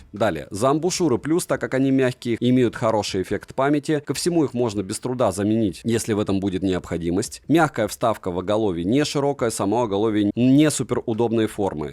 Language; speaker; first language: Russian; native; Russian